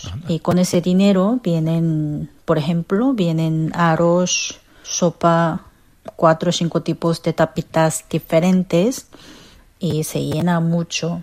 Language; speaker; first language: Spanish; non-native, fluent; Korean